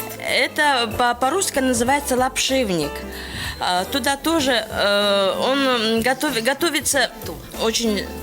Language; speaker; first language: Russian; non-native, local second language; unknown